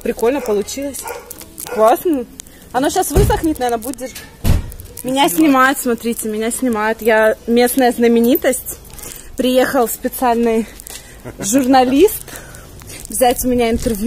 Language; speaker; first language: Russian; native; Russian